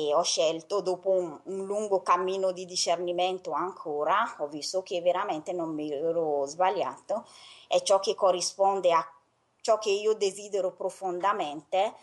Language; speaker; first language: Italian; non-native, fluent; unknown